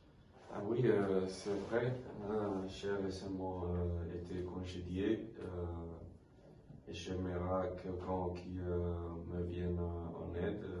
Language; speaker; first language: French; non-native, learner; Dutch